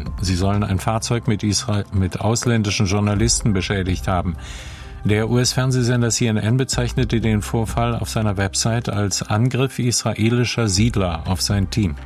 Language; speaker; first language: German; native; German